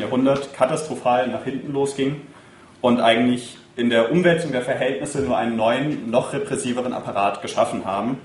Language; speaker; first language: German; native; German